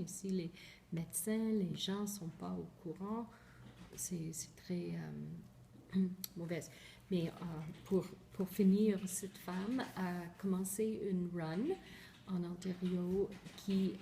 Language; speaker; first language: French; non-native, fluent; English